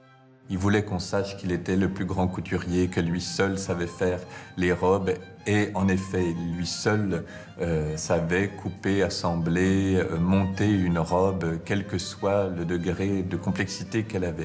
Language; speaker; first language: French; native; French